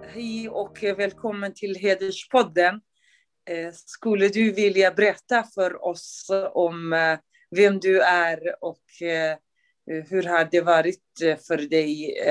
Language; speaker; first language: Swedish; non-native, fluent; Kurdish